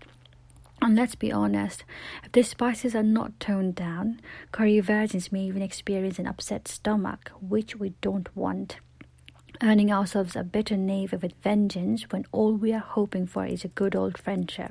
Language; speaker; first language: English; non-native, local second language; Nepali